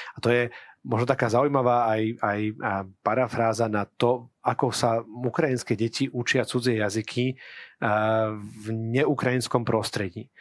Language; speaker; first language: Slovak; native; Slovak